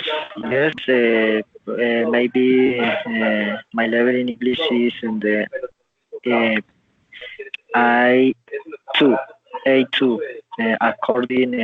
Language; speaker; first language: English; non-native, learner; Spanish